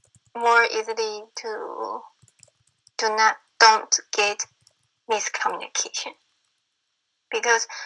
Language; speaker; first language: English; non-native, learner; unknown